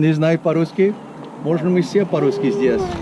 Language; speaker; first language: Russian; early bilingual, heritage; Russian